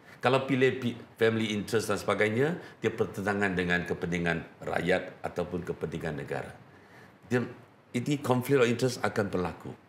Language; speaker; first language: Malay; non-native, local second language; Chinese